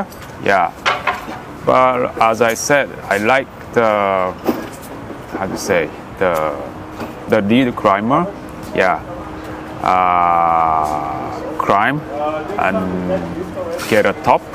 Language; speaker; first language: English; non-native, learner; Japanese